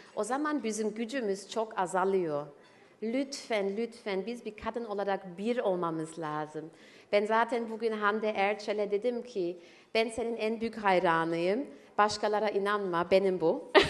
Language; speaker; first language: Turkish; early bilingual, heritage; German